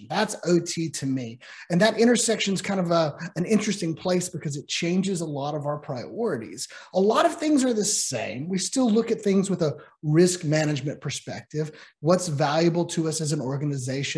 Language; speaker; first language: English; native; English